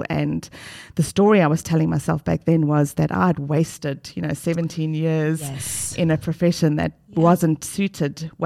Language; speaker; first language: English; native; English